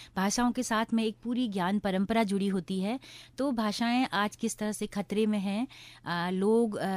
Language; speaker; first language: Hindi; native; Hindi